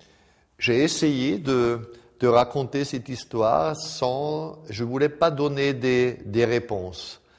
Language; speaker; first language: French; non-native, fluent; German